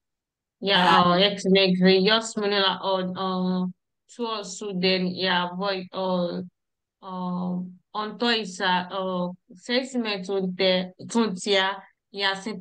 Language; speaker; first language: Finnish; non-native, learner; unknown